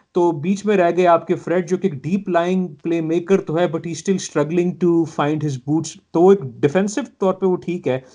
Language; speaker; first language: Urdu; native; Urdu